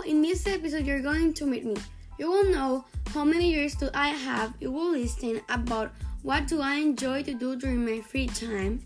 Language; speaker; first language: English; non-native, fluent; Spanish